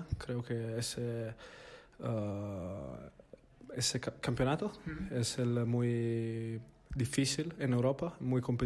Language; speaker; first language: Spanish; non-native, learner; Italian